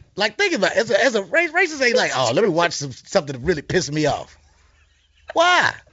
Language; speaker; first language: English; native; English